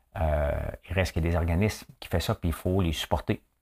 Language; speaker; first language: French; native; French